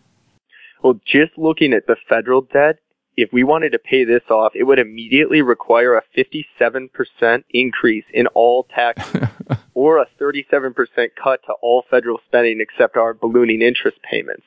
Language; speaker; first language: English; native; English